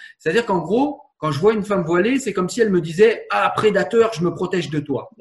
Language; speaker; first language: French; native; French